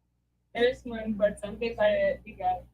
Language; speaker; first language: Spanish; non-native, learner; English